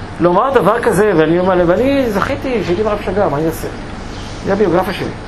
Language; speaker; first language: Hebrew; native; Hebrew